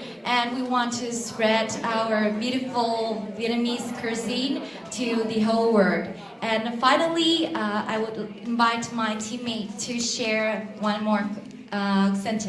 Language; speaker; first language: English; non-native, learner; Vietnamese